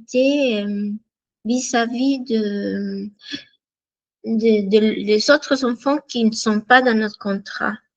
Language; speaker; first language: French; non-native, fluent; Spanish